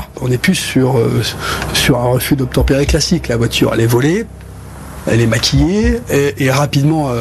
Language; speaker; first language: French; native; French